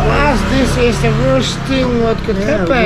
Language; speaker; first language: English; non-native, learner; Italian